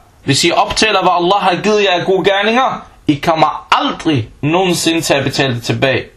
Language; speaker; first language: Danish; early bilingual, other home language; Arabic